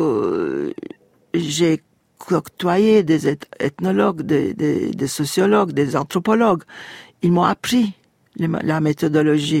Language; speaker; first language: French; non-native, fluent; Turkish